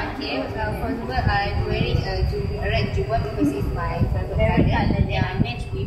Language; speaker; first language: English; non-native, learner; Malay